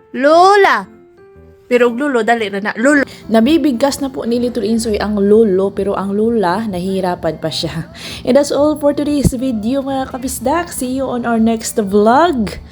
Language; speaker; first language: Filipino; non-native, local second language; Cebuano